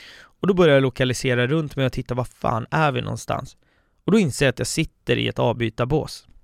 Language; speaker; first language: Swedish; native; Swedish